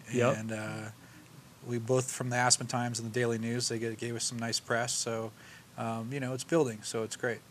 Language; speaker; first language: English; native; English